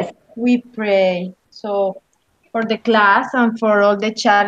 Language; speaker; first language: English; non-native, learner; Spanish